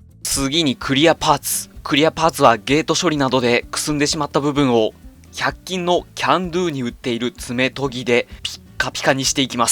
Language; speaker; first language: Japanese; native; Japanese